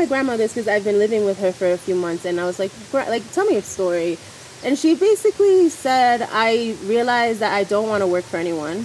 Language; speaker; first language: English; native; English